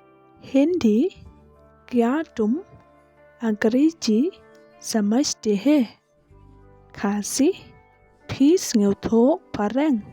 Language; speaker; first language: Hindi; non-native, local second language; Khasi